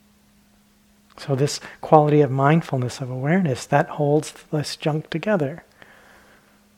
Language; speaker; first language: English; native; English